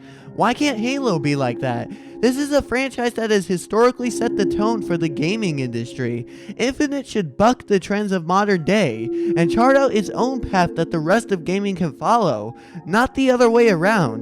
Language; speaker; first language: English; native; English